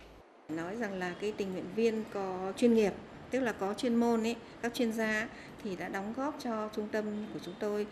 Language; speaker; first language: Vietnamese; native; Vietnamese